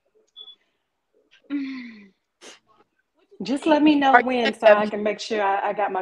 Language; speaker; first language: English; native; English